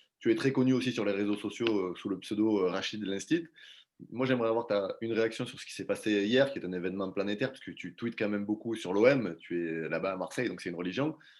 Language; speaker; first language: French; native; French